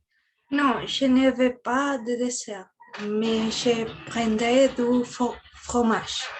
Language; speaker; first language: French; non-native, learner; Spanish